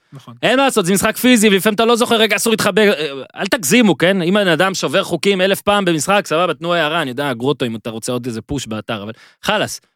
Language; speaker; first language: Hebrew; native; Hebrew